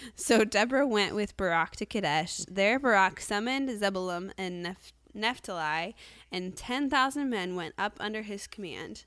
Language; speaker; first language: English; native; English